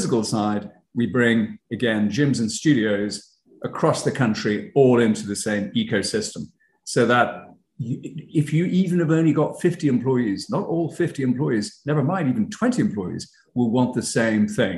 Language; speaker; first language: English; native; English